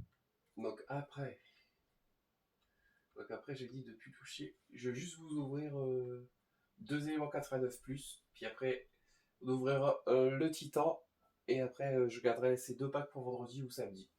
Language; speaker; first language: French; native; French